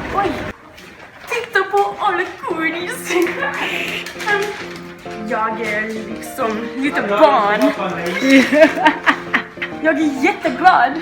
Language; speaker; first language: Swedish; non-native, learner; English